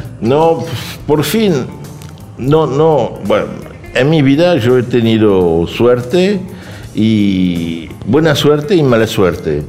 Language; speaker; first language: Spanish; non-native, fluent; French